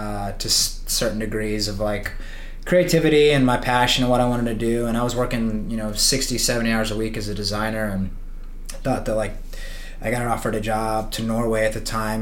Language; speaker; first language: English; native; English